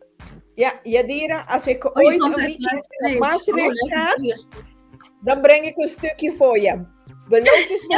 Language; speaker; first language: Dutch; non-native, local second language; Papiamento